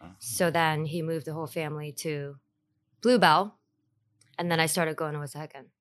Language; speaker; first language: English; early bilingual, other home language; Korean